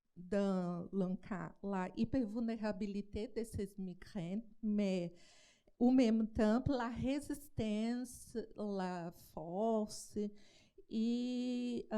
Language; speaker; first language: French; non-native, learner; Portuguese